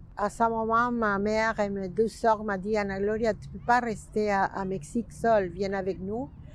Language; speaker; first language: French; non-native, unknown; Spanish